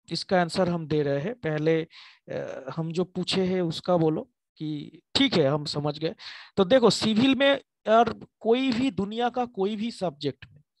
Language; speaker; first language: Hindi; non-native, local second language; Bangla